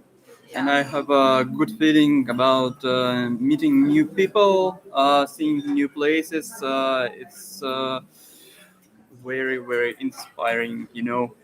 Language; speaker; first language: English; non-native, learner; Russian